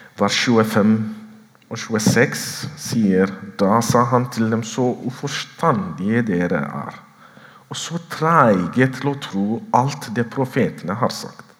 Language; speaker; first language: Norwegian; non-native, fluent; Oromo